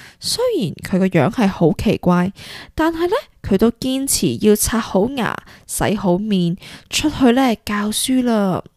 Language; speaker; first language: Cantonese; early bilingual, heritage; Cantonese